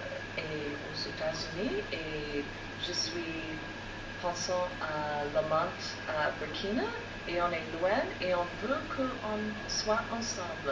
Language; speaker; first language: French; non-native, fluent; English